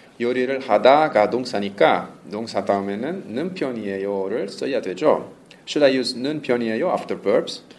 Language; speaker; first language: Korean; non-native, learner; Italian